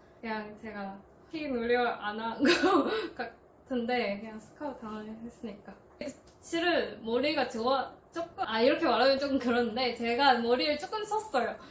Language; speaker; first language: Korean; non-native, fluent; Chinese